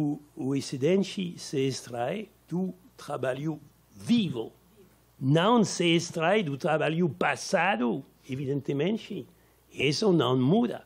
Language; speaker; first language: Portuguese; non-native, learner; French